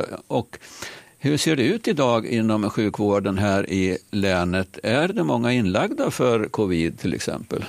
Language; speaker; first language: Swedish; native; Swedish